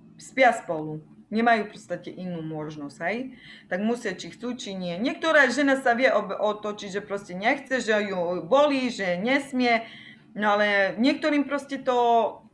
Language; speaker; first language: Slovak; non-native, local second language; Romany